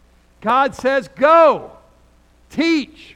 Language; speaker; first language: English; native; English